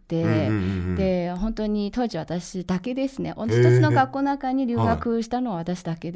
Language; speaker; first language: Japanese; non-native, fluent; Chinese